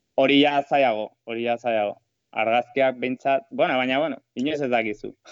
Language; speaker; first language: Basque; non-native, local second language; Spanish